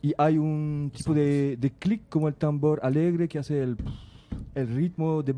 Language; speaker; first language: Spanish; non-native, learner; French